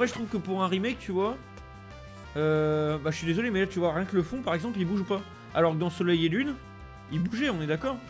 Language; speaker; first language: French; native; French